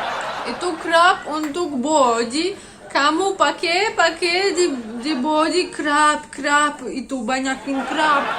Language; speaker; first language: Indonesian; non-native, learner; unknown